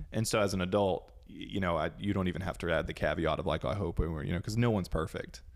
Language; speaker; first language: English; native; English